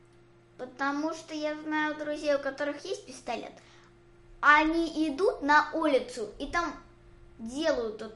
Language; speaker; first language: Russian; early bilingual, heritage; Russian